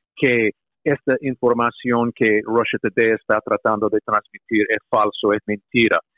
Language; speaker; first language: Spanish; non-native, fluent; English